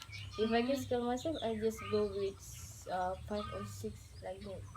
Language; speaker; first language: English; non-native, learner; Malay